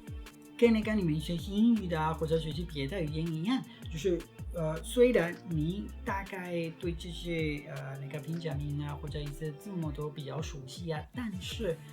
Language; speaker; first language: Chinese; non-native, fluent; Spanish